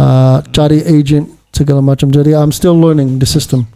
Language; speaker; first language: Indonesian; early bilingual, heritage; English